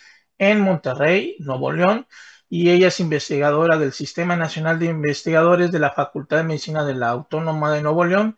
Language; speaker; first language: Spanish; native; Spanish